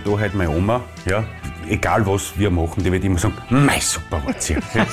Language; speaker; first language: German; native; German